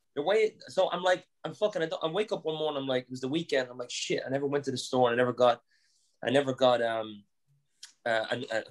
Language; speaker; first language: English; native; English